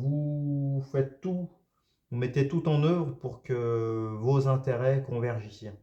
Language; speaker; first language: French; native; French